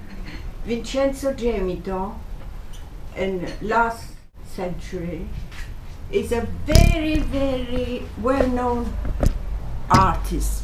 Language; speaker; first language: English; non-native, fluent; Italian